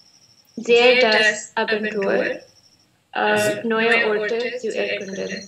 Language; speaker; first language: German; non-native, learner; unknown